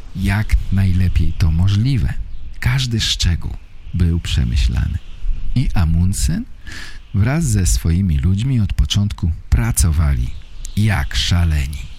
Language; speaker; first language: Polish; native; Polish